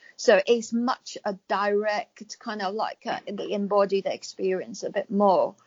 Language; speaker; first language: English; non-native, fluent; Chinese